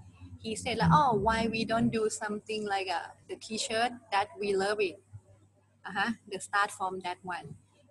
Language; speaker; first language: English; non-native, learner; Thai